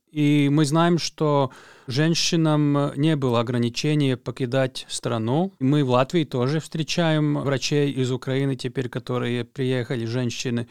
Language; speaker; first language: Russian; non-native, local second language; Latvian